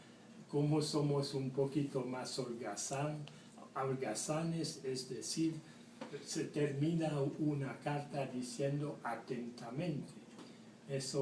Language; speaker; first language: Spanish; non-native, fluent; French